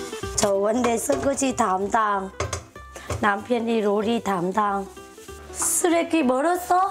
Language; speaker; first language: Korean; non-native, fluent; Vietnamese